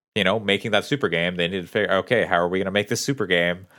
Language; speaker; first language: English; native; English